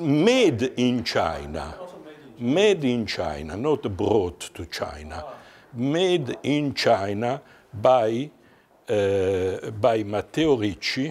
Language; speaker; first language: English; non-native, fluent; Italian